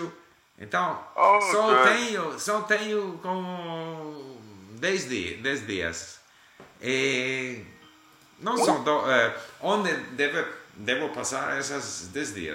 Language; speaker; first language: Portuguese; non-native, learner; English